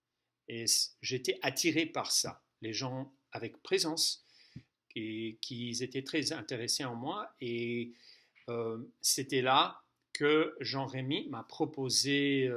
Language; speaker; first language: French; non-native, fluent; English